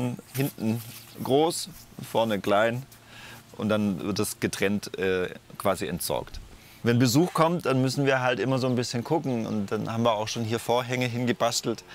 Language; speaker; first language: German; native; German